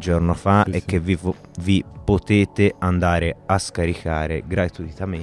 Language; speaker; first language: Italian; native; Italian